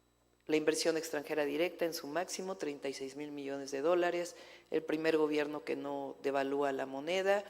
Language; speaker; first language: Spanish; native; Spanish